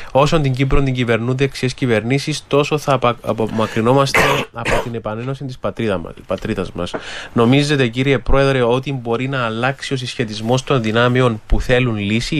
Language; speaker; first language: Greek; native; Greek